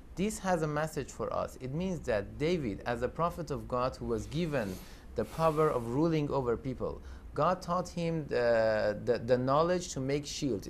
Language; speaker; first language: English; non-native, fluent; Persian